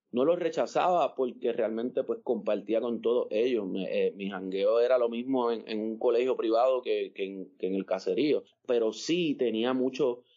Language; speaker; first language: Spanish; native; Spanish